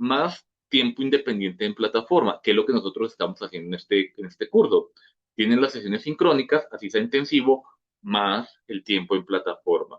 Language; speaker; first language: Spanish; native; Spanish